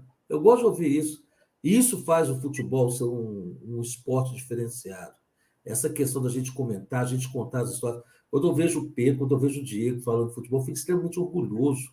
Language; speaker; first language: Portuguese; native; Portuguese